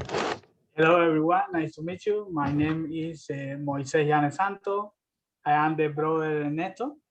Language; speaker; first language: English; non-native, learner; Spanish